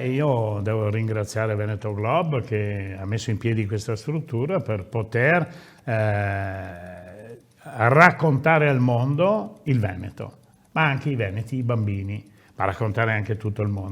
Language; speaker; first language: Italian; native; Italian